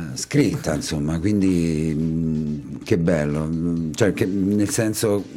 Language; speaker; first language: Italian; native; Italian